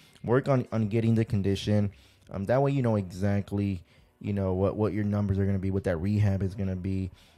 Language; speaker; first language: English; early bilingual, other home language; Spanish